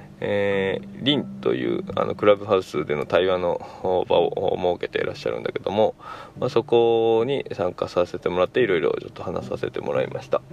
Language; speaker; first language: Japanese; native; Japanese